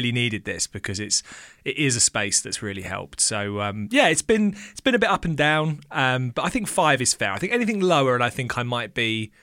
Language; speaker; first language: English; native; English